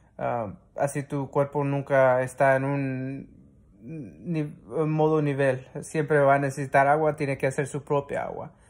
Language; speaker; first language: Spanish; early bilingual, heritage; Spanish